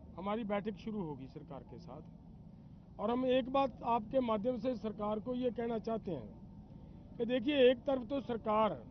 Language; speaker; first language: Hindi; non-native, local second language; Punjabi